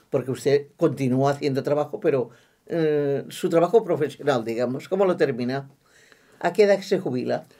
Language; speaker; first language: Spanish; non-native, local second language; Catalan